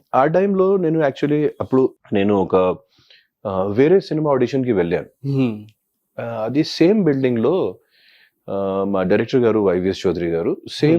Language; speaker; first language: Telugu; non-native, local second language; Hindi